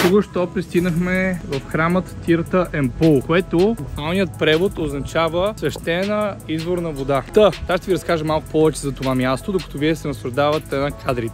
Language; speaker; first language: Bulgarian; native; Bulgarian